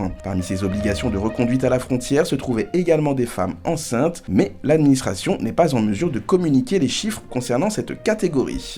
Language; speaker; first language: French; non-native, local second language; Haitian Creole